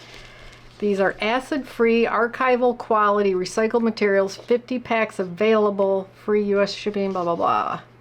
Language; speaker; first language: English; native; English